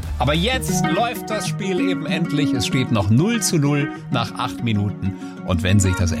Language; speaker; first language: German; native; German